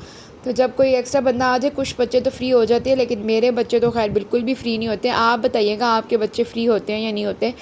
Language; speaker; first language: Urdu; native; Urdu